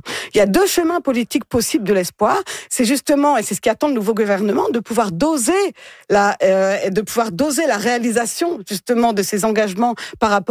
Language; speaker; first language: French; native; French